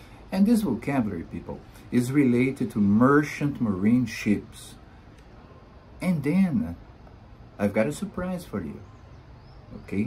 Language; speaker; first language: English; non-native, fluent; Portuguese